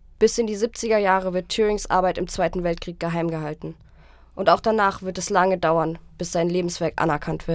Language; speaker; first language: German; native; German